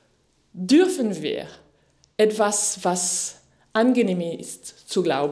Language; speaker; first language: German; non-native, fluent; French